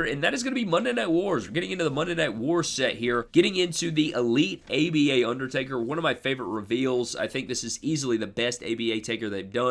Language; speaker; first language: English; native; English